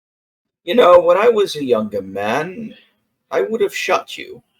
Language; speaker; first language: English; native; English